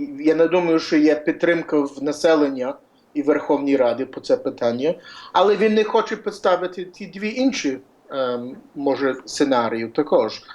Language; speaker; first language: Ukrainian; early bilingual, heritage; Ukrainian